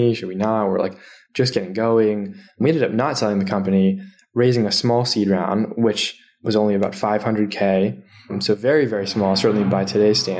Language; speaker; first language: English; native; English